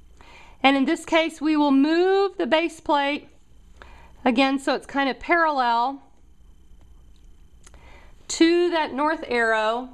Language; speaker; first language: English; native; English